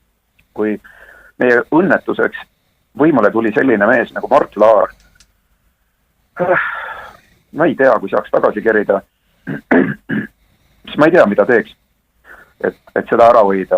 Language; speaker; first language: Estonian; native; Estonian